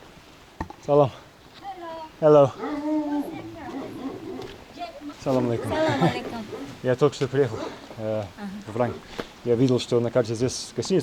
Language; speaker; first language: Russian; non-native, learner; English